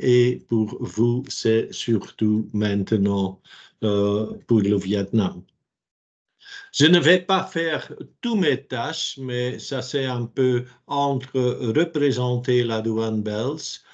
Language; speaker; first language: French; non-native, local second language; Dutch